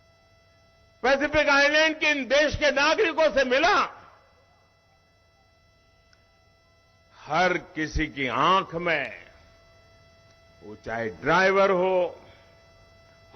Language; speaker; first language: Hindi; non-native, local second language; Gujarati